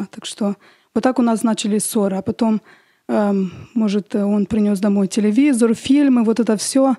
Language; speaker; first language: Russian; early bilingual, heritage; Russian